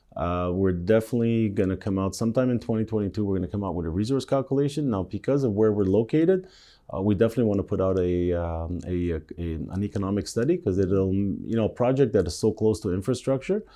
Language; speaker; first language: English; native; English